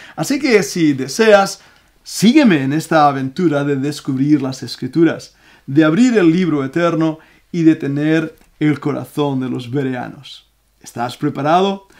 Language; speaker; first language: Spanish; native; Spanish